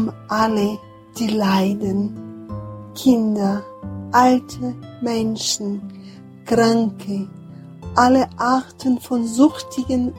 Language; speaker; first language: German; non-native, fluent; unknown